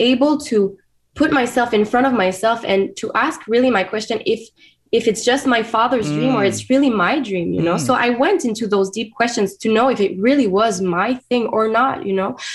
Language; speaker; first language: English; non-native, fluent; French